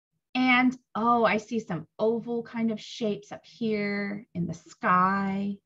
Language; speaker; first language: English; native; English